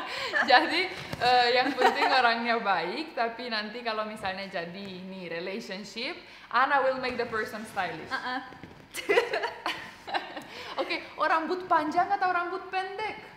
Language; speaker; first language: Indonesian; non-native, fluent; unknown